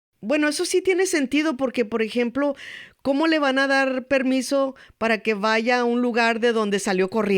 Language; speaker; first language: Spanish; native; Spanish